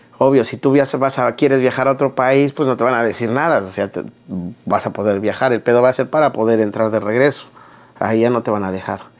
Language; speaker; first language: Spanish; native; Spanish